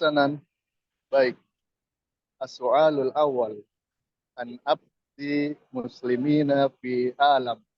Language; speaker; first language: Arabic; non-native, learner; Indonesian